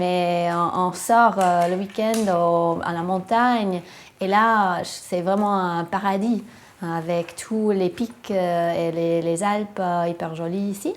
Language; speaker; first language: French; non-native, fluent; English